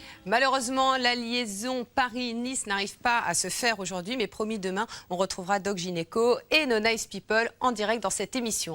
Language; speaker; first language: French; native; French